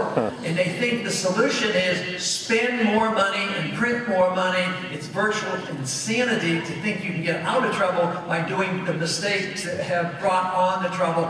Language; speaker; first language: English; native; English